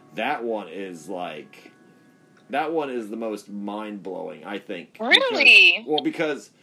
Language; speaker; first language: English; native; English